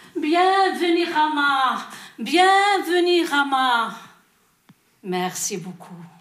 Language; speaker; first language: French; non-native, learner; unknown